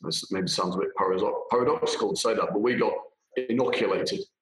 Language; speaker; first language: English; native; English